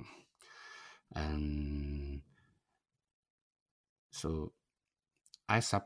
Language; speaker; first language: English; non-native, learner; Japanese